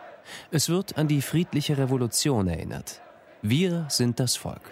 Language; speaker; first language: German; native; German